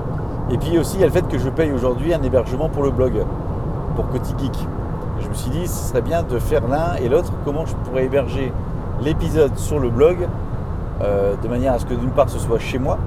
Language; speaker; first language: French; native; French